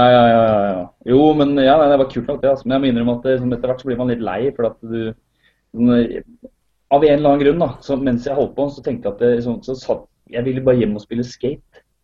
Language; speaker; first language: Norwegian; native; Norwegian